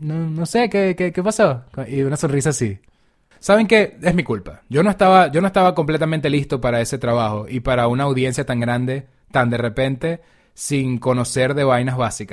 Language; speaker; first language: Spanish; native; Spanish